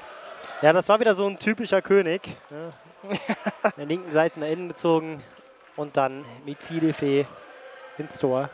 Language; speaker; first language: German; native; German